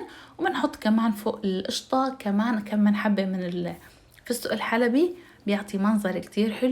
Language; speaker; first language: Arabic; native; Arabic